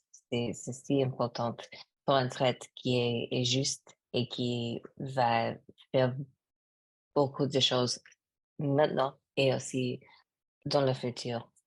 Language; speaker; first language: French; non-native, learner; English